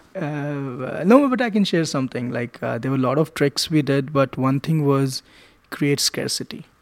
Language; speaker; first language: English; non-native, local second language; Hindi